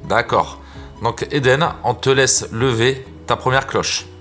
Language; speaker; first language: French; native; French